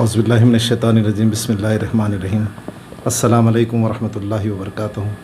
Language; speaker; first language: Urdu; native; Urdu